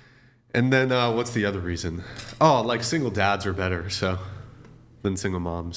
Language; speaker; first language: English; native; English